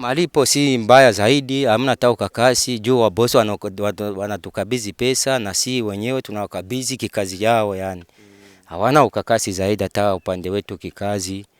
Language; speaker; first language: Swahili; non-native, fluent; Rundi